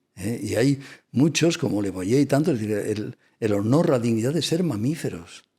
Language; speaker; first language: Spanish; non-native, local second language; Catalan